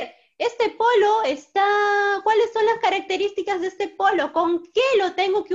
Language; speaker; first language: Spanish; native; Spanish